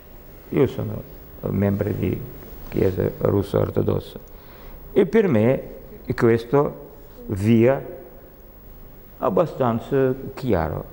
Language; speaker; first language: Italian; non-native, learner; Russian